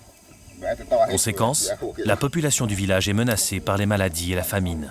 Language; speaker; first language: French; native; French